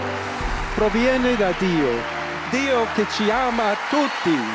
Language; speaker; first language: Italian; non-native, fluent; English